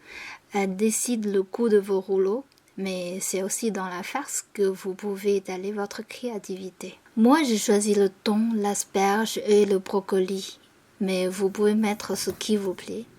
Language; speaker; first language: French; non-native, fluent; Chinese